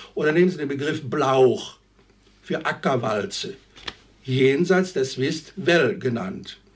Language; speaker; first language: German; native; German